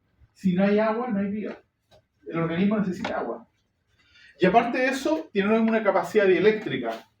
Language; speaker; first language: Spanish; native; Spanish